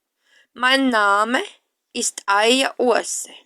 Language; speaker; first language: German; non-native, fluent; Latvian